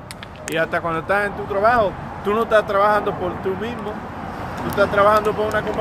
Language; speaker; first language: Spanish; early bilingual, heritage; Spanish